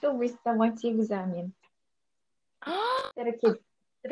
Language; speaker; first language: Russian; non-native, learner; Korean